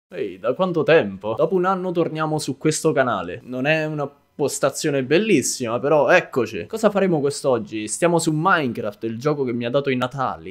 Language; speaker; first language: Italian; native; Italian